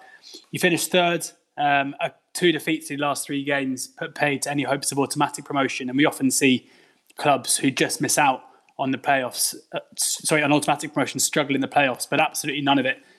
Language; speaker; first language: English; native; English